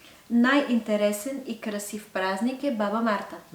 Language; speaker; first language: Bulgarian; non-native, fluent; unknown